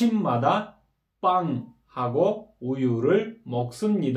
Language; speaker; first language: Korean; non-native, fluent; Kyrgyz